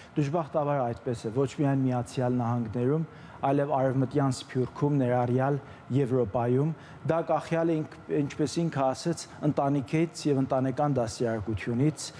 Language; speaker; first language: Armenian; early bilingual, heritage; Armenian